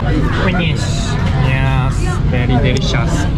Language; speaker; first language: English; non-native, learner; Japanese